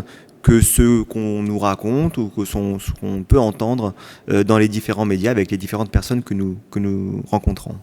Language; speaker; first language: French; native; French